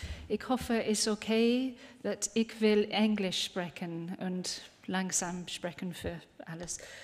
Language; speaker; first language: German; non-native, learner; English